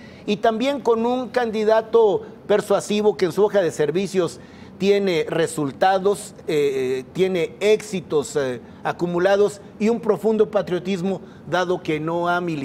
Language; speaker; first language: Spanish; native; Spanish